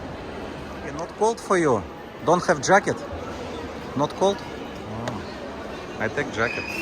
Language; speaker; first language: English; non-native, learner; Russian